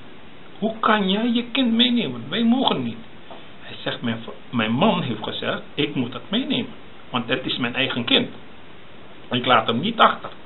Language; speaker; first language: Dutch; early bilingual, other home language; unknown